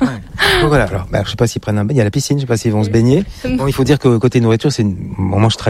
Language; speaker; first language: French; native; French